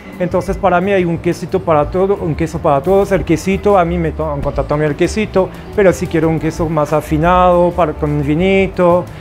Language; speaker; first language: Spanish; non-native, fluent; French